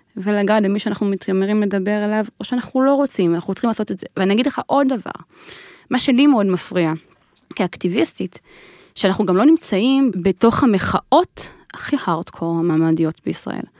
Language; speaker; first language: Hebrew; native; Hebrew